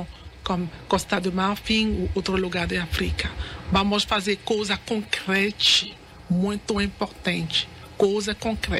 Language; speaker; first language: Portuguese; non-native, learner; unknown